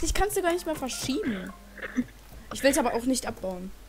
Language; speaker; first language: German; native; German